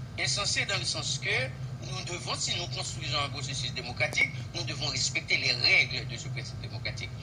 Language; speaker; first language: French; non-native, local second language; Haitian Creole